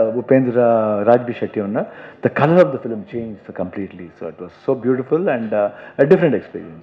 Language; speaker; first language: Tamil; non-native, local second language; Kannada